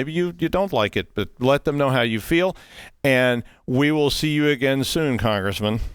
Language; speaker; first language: English; native; English